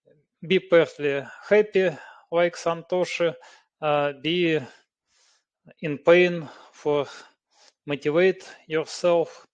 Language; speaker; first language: English; non-native, learner; Russian